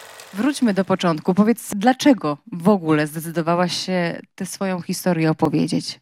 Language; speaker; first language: Polish; native; Polish